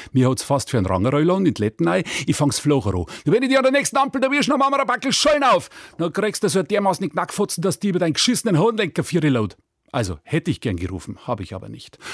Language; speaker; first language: German; native; German